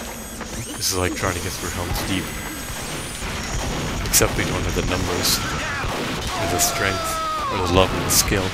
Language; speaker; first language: English; native; English